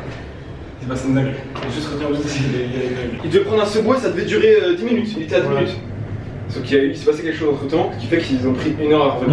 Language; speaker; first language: French; native; French